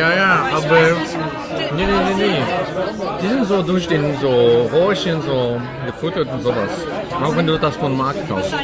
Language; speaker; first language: German; non-native, fluent; Polish